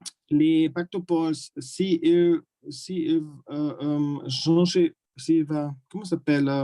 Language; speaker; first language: French; non-native, learner; German